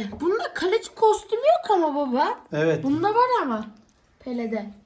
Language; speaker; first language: Turkish; native; Turkish